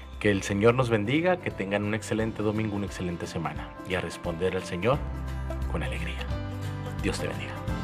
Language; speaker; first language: Spanish; native; Spanish